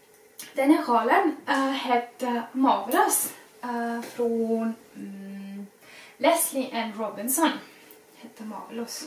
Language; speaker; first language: Swedish; non-native, fluent; German